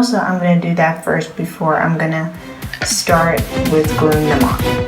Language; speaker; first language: English; non-native, fluent; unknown